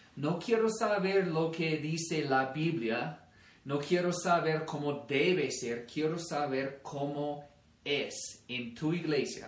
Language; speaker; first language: Spanish; non-native, fluent; English